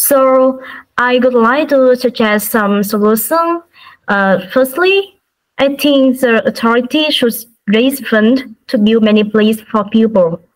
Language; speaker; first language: English; non-native, learner; Vietnamese